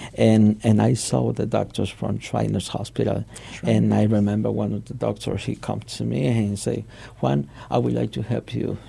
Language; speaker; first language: English; non-native, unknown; Spanish